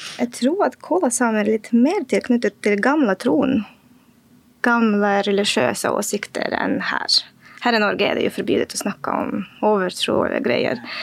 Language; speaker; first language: Norwegian; non-native, fluent; Russian